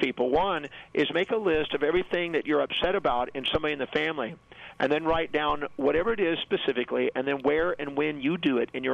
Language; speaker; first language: English; native; English